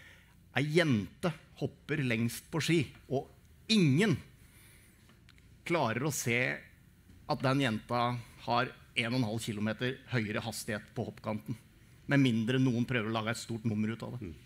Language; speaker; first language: Norwegian; native; Norwegian